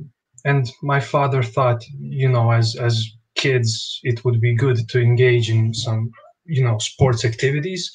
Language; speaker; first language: English; non-native, fluent; Bosnian